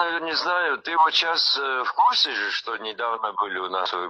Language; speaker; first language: Russian; non-native, local second language; Abkhazian